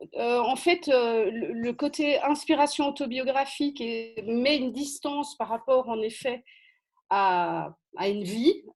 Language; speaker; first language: French; native; French